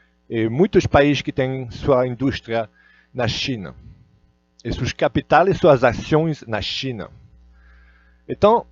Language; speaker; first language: Portuguese; non-native, fluent; Russian